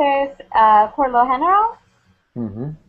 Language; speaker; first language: Spanish; non-native, learner; English